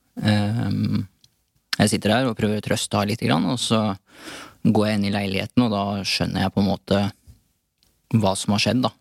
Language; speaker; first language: Norwegian; early bilingual, other home language; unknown